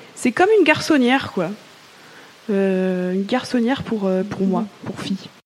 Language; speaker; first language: French; native; French